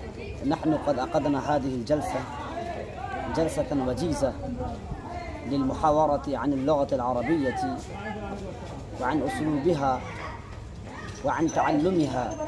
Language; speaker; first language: Arabic; non-native, fluent; Urdu